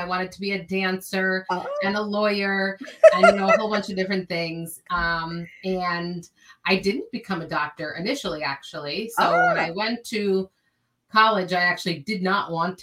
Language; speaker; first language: English; native; English